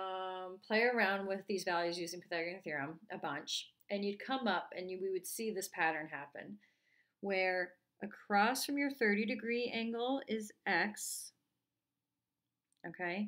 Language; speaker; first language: English; native; English